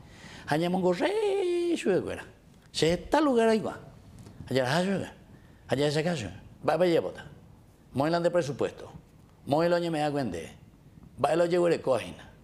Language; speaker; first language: Spanish; native; Spanish